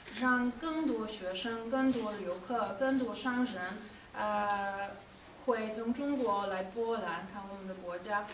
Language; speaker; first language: Chinese; non-native, fluent; Polish